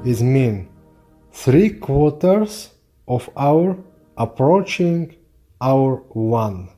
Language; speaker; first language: English; non-native, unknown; Slovak